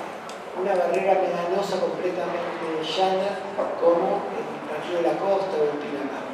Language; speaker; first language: Spanish; native; Spanish